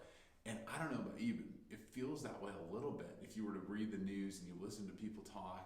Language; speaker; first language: English; native; English